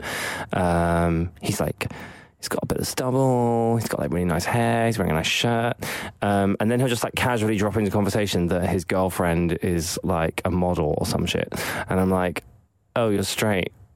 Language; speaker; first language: English; native; English